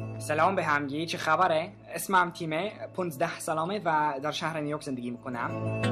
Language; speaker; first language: Persian; non-native, learner; English